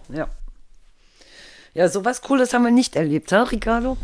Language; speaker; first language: German; native; German